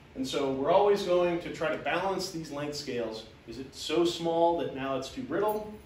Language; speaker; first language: English; native; English